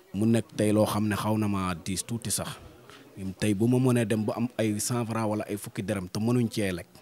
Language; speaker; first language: Wolof; non-native, local second language; Serer